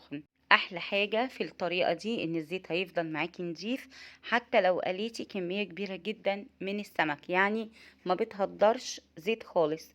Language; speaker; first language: Arabic; native; Arabic